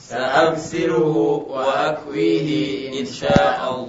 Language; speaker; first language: Arabic; non-native, learner; Indonesian